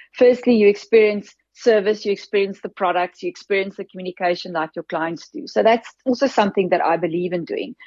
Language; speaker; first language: English; non-native, local second language; Afrikaans